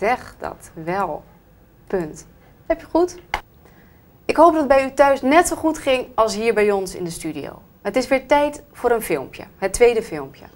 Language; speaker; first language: Dutch; native; Dutch